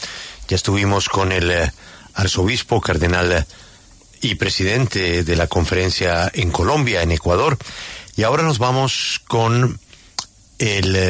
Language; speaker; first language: Spanish; native; Spanish